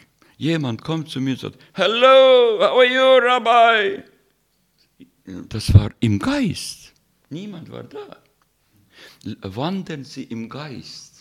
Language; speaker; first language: German; non-native, fluent; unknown